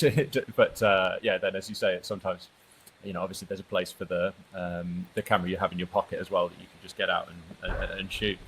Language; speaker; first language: English; native; English